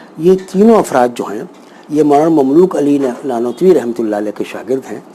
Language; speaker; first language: Urdu; native; Urdu